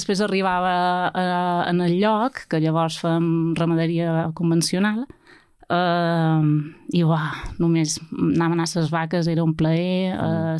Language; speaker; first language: Catalan; native; Catalan